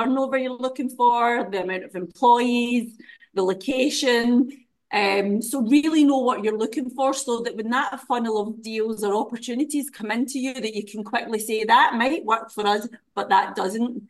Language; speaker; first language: English; native; English